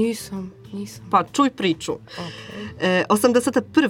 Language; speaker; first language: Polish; non-native, learner; Serbian